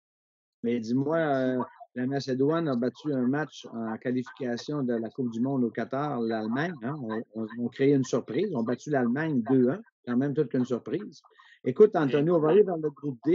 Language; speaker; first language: French; native; French